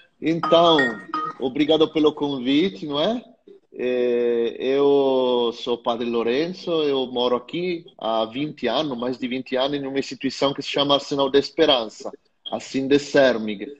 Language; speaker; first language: Portuguese; non-native, fluent; Italian